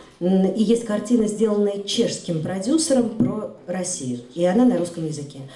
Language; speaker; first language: Russian; native; Russian